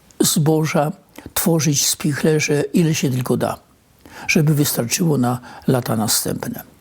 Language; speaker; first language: Polish; native; Polish